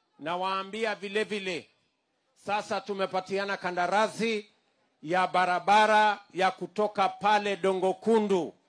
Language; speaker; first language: Swahili; non-native, local second language; Kalenjin